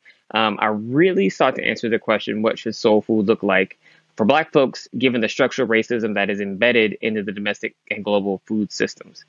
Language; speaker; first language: English; native; English